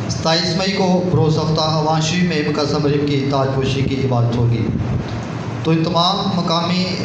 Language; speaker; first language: Urdu; non-native, local second language; Punjabi